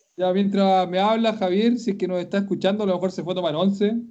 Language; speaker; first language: Spanish; native; Spanish